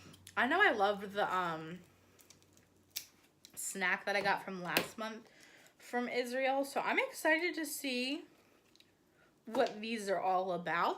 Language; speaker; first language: English; native; English